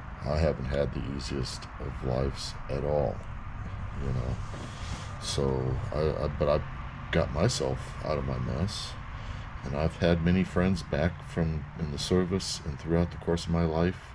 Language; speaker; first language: English; native; English